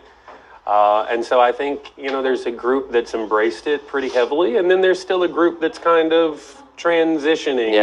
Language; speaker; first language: English; native; English